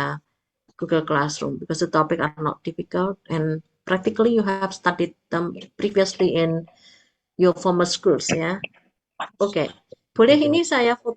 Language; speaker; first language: English; non-native, fluent; Indonesian